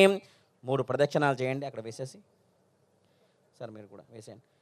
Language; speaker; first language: Telugu; native; Telugu